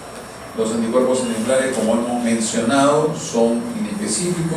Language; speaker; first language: Spanish; native; Spanish